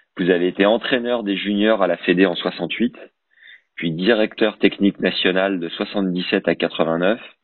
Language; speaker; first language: French; native; French